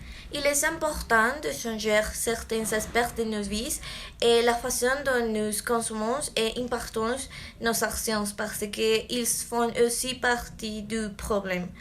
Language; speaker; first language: French; non-native, learner; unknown